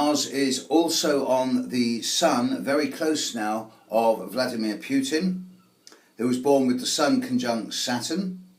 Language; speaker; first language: English; native; English